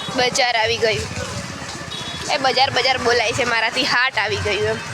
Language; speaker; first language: Gujarati; non-native, local second language; Rathawi